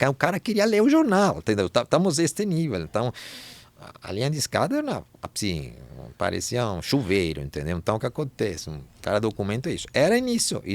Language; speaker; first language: Portuguese; non-native, fluent; Italian